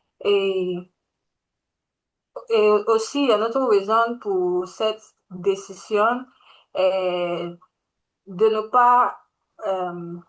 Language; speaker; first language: French; non-native, learner; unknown